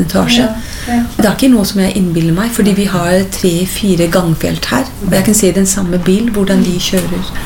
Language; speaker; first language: Norwegian; non-native, fluent; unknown